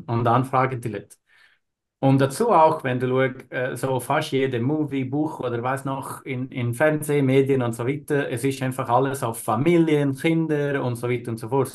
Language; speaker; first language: German; non-native, learner; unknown